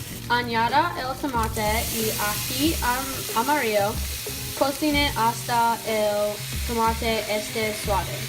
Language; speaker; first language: Spanish; non-native, learner; English